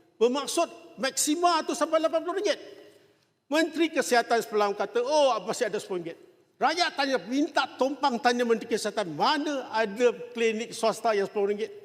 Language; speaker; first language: Malay; non-native, local second language; Chinese